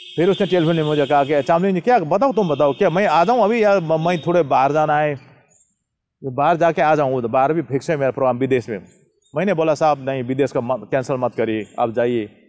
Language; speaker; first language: Hindi; non-native, local second language; Nepali